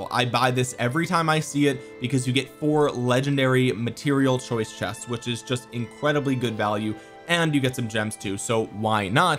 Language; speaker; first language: English; native; English